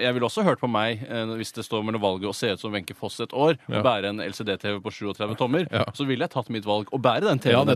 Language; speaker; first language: Norwegian; native; Norwegian